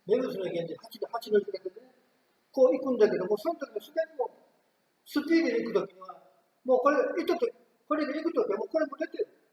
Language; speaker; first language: Japanese; native; Japanese